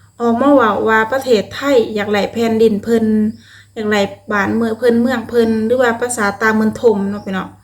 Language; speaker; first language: Thai; non-native, local second language; Lao